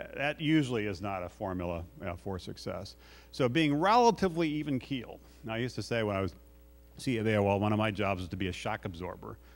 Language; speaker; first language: English; native; English